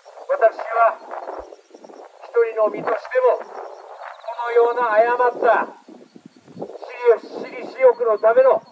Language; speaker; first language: Japanese; native; Japanese